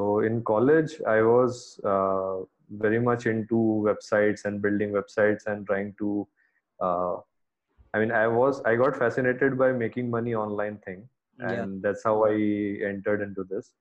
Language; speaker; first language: English; non-native, local second language; Hindi